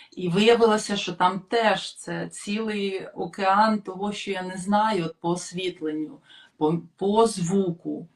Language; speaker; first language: Ukrainian; non-native, local second language; Russian